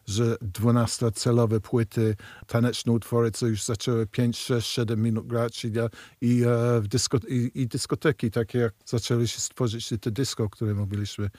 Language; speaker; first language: Polish; early bilingual, heritage; Polish